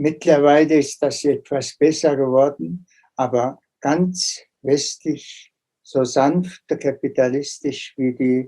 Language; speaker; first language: German; non-native, fluent; Tuvinian